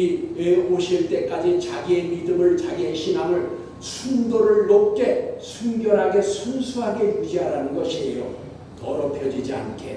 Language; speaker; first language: Korean; native; Korean